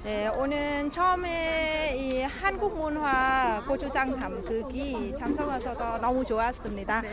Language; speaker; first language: Korean; non-native, learner; Vietnamese